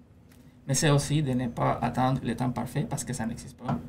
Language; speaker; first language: French; non-native, fluent; Spanish